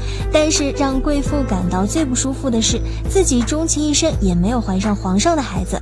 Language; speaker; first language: Chinese; native; Chinese